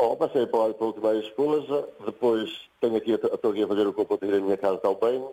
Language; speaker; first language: Portuguese; native; Portuguese